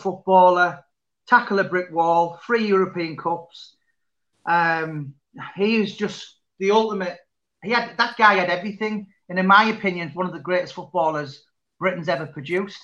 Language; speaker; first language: English; native; English